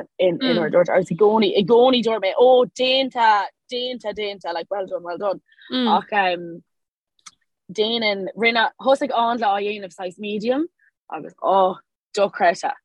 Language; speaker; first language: Irish; non-native, local second language; English